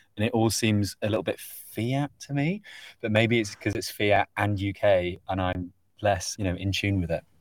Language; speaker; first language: English; native; English